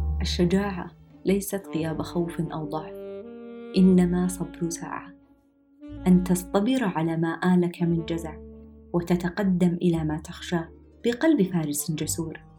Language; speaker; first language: Arabic; native; Arabic